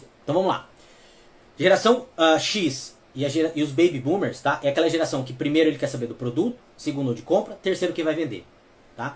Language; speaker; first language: Portuguese; native; Portuguese